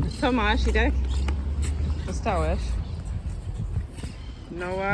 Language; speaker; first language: Polish; non-native, fluent; English